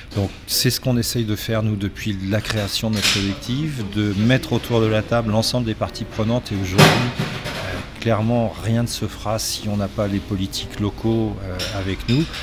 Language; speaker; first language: French; native; French